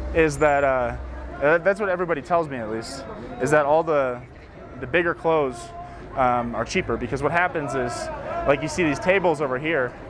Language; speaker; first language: English; native; English